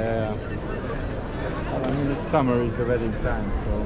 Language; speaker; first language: English; non-native, fluent; Hungarian